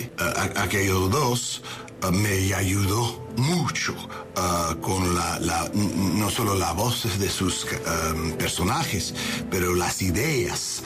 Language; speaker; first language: Spanish; non-native, learner; English